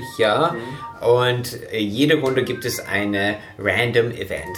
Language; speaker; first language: German; non-native, fluent; English